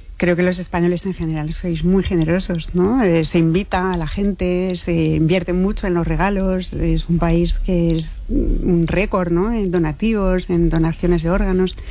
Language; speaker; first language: Spanish; non-native, fluent; French